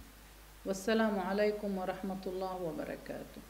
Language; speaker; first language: Arabic; native; Arabic